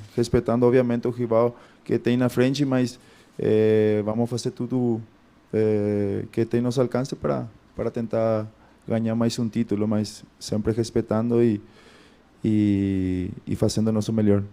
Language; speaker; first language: Portuguese; non-native, fluent; Spanish